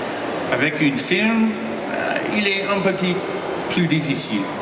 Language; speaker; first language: French; non-native, learner; English